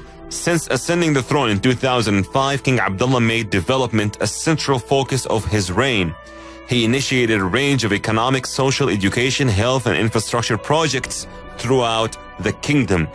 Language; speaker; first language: English; non-native, fluent; Arabic